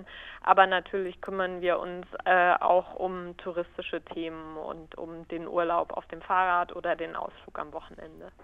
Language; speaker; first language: German; native; German